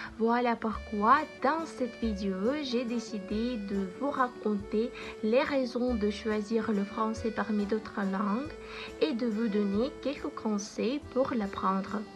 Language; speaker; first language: French; non-native, fluent; Russian